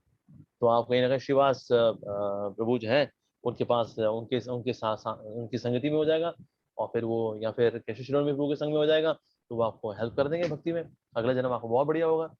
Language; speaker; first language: Hindi; native; Hindi